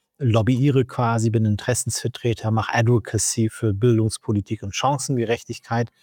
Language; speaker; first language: German; early bilingual, other home language; Turkish